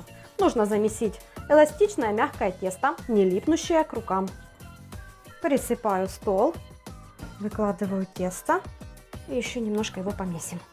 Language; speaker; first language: Russian; native; Russian